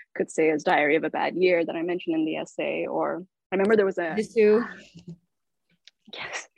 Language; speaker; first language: English; native; English